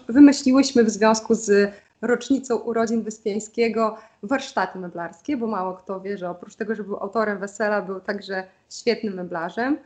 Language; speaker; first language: Polish; native; Polish